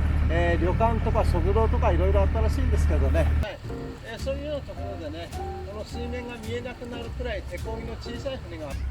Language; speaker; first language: Japanese; native; Japanese